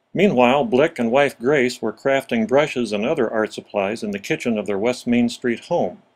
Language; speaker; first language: English; native; English